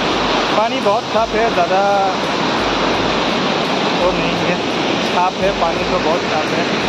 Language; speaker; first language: Hindi; non-native, local second language; Kok Borok